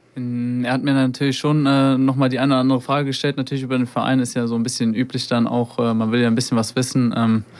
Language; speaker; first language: German; native; German